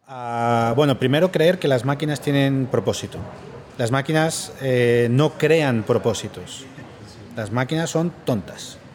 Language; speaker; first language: Spanish; native; Spanish